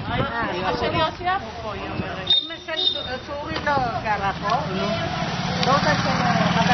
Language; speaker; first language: Hebrew; non-native, fluent; Malayalam